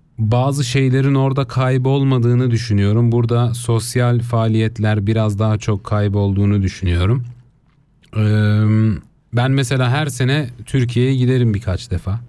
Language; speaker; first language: Turkish; early bilingual, heritage; Turkish